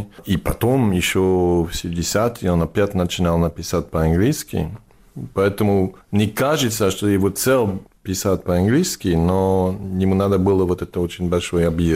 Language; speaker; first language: Russian; non-native, learner; English